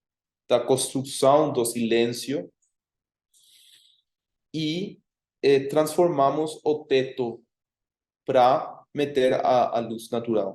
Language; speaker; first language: Portuguese; non-native, fluent; Spanish